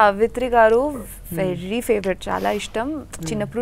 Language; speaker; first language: Telugu; non-native, learner; Bangla